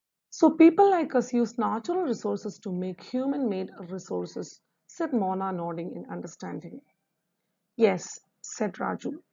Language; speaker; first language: English; non-native, local second language; Malayalam